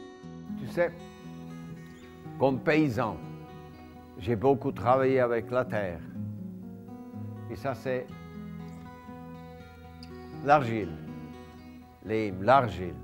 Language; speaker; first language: French; non-native, local second language; German